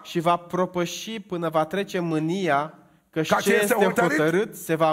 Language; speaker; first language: Romanian; native; Romanian